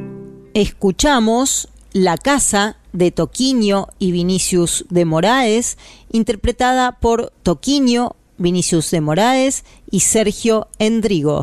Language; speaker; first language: Spanish; native; Spanish